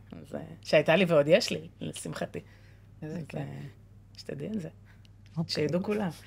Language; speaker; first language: Hebrew; native; Hebrew